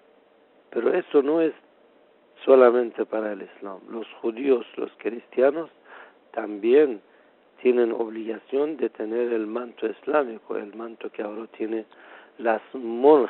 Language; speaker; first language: Spanish; non-native, fluent; Persian